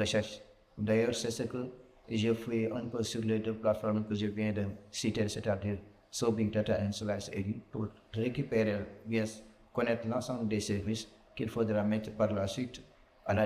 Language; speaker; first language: French; non-native, local second language; Wolof